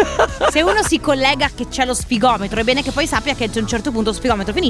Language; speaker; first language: Italian; native; Italian